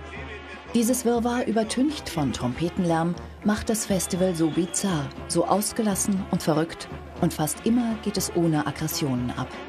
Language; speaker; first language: German; native; German